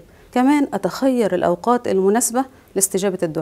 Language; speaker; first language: Arabic; native; Arabic